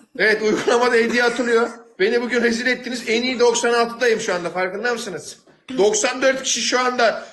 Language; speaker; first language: Turkish; native; Turkish